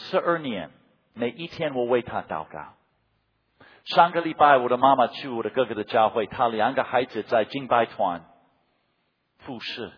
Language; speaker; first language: Chinese; non-native, fluent; English